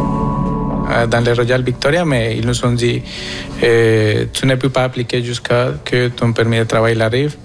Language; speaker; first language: French; non-native, fluent; Spanish